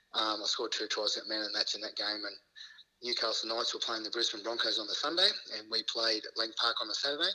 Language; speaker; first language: English; native; English